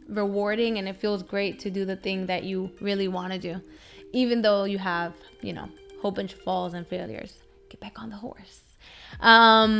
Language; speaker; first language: English; early bilingual, other home language; Spanish